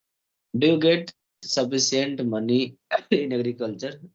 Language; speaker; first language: English; non-native, learner; Hindi